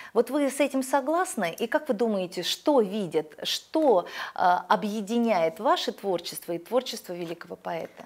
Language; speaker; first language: Russian; native; Russian